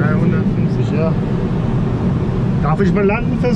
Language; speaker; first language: German; non-native, fluent; Russian